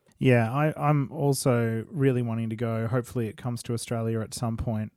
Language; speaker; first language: English; native; English